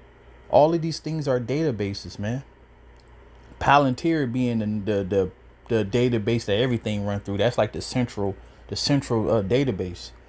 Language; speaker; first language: English; native; English